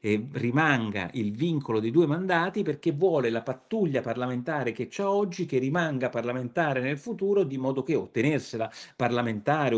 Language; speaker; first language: Italian; native; Italian